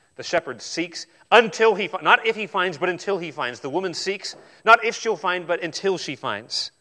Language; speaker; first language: English; native; English